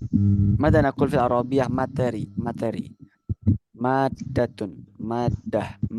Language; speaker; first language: Arabic; non-native, fluent; Indonesian